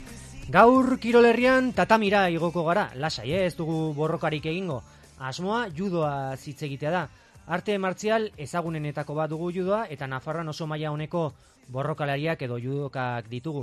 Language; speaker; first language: Basque; native; Basque